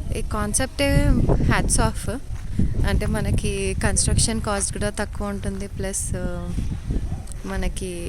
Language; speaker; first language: Telugu; native; Telugu